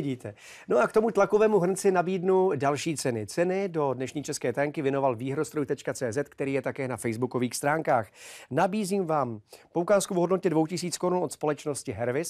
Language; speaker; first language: Czech; native; Czech